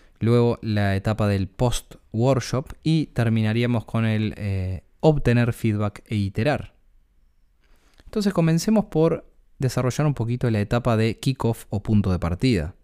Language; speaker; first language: Spanish; native; Spanish